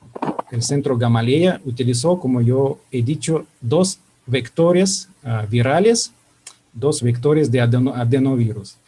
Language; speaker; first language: Spanish; non-native, fluent; Russian